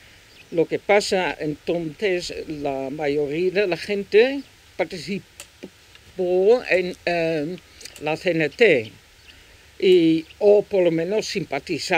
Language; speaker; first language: Spanish; non-native, fluent; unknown